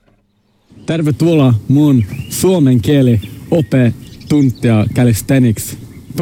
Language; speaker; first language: Finnish; non-native, local second language; Swedish